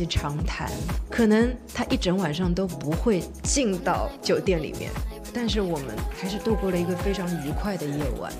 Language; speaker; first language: Chinese; native; Chinese